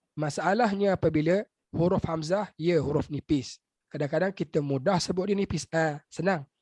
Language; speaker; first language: Malay; native; Malay